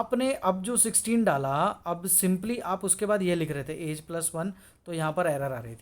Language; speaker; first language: Hindi; native; Hindi